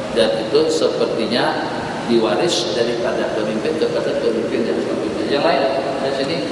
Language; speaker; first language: Indonesian; non-native, local second language; Banjar